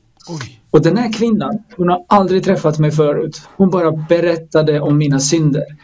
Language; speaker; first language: Swedish; non-native, fluent; Croatian